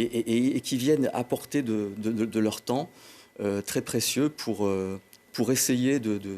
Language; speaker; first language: French; native; French